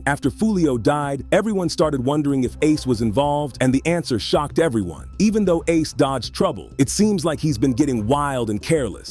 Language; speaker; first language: English; native; English